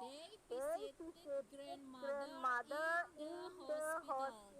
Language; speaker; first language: English; non-native, learner; Indonesian